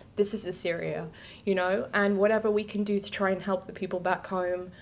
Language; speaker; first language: English; native; English